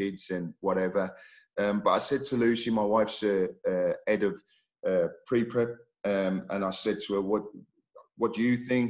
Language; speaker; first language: English; native; English